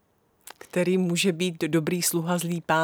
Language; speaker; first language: Czech; native; Czech